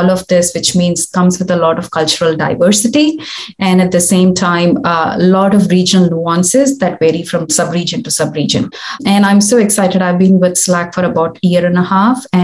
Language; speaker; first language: English; non-native, local second language; Tamil